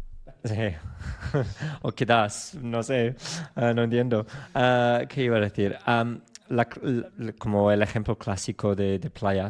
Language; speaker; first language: Spanish; non-native, fluent; English